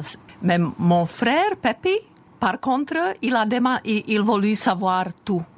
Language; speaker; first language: French; non-native, fluent; Czech